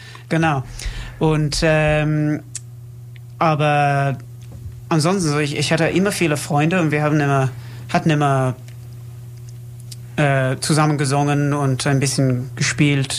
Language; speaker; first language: German; non-native, learner; English